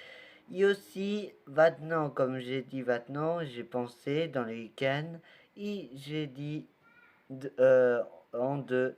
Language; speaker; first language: French; non-native, learner; Portuguese